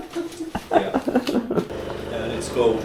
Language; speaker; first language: English; non-native, learner; Finnish